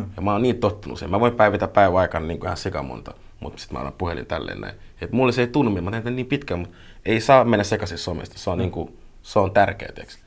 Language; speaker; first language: Finnish; early bilingual, other home language; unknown